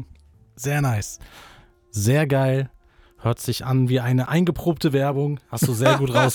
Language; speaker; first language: German; native; German